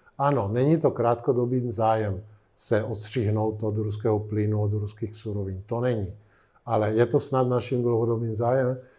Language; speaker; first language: Czech; non-native, fluent; Italian